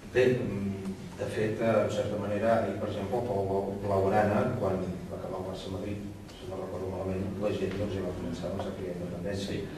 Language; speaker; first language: Catalan; native; Catalan